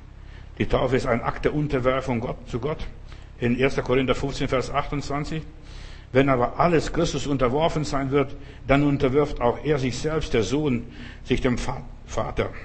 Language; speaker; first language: German; non-native, fluent; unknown